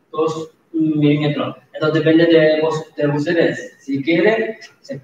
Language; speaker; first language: Spanish; non-native, learner; Chinese